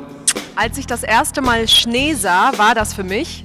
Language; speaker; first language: German; native; German